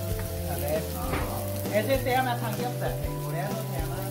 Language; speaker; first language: Spanish; non-native, learner; Korean